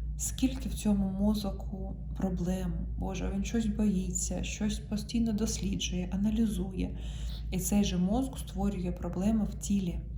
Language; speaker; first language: Ukrainian; non-native, local second language; Russian